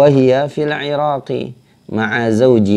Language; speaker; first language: Arabic; non-native, fluent; Indonesian